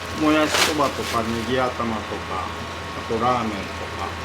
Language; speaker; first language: Japanese; native; Japanese